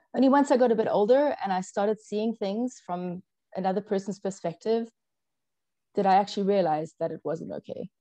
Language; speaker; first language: English; native; English